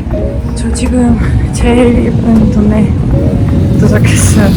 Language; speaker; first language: Korean; non-native, learner; Ukrainian